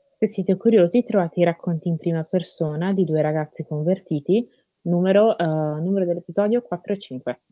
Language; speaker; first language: Italian; early bilingual, other home language; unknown